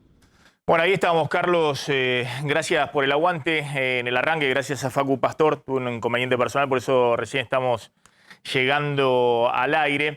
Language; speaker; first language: Spanish; native; Spanish